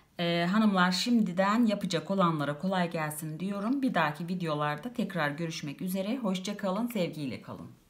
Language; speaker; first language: Turkish; native; Turkish